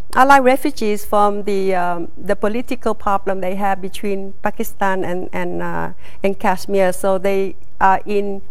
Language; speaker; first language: English; non-native, learner; Vietnamese